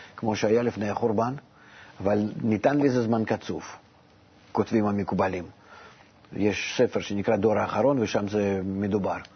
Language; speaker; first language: Hebrew; non-native, fluent; Russian